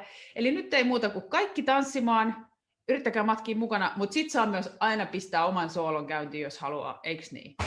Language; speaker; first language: Finnish; native; Finnish